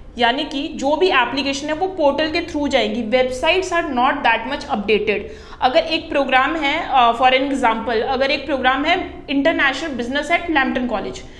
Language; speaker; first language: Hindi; non-native, local second language; Punjabi